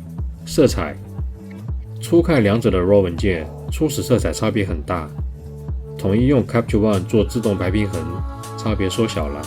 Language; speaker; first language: Chinese; native; Chinese